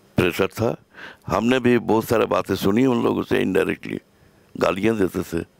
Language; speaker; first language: Urdu; native; Urdu